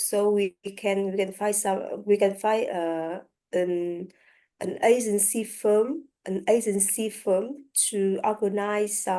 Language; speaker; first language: English; non-native, learner; French